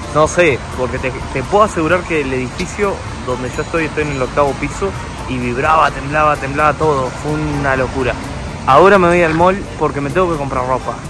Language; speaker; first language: Spanish; native; Spanish